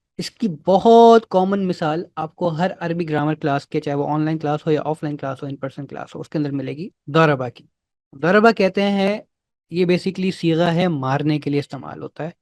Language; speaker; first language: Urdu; native; Urdu